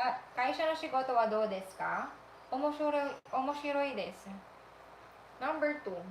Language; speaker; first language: Japanese; non-native, fluent; Filipino